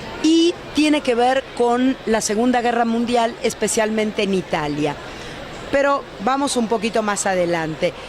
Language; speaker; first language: Spanish; native; Spanish